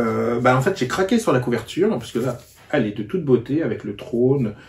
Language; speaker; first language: French; native; French